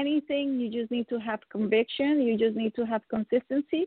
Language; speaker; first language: English; non-native, fluent; Dutch